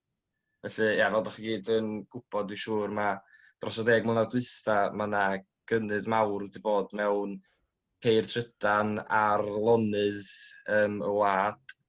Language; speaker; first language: Welsh; native; Welsh